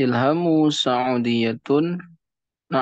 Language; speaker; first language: Arabic; non-native, learner; Indonesian